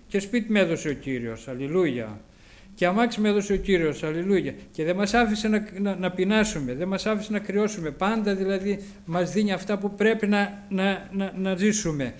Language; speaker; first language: Greek; native; Greek